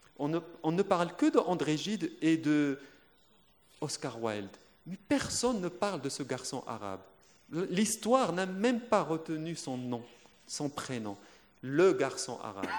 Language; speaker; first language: French; non-native, local second language; Arabic